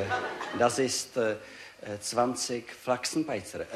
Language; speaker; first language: German; non-native, learner; Czech